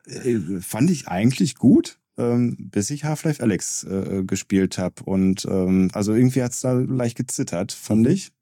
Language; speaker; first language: German; native; German